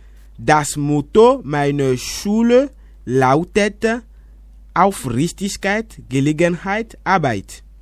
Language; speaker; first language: German; non-native, fluent; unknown